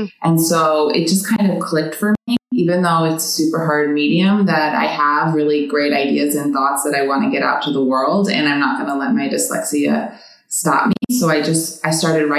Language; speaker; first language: English; native; English